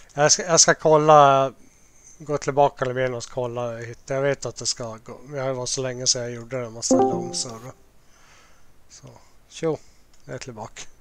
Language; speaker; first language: Swedish; native; Swedish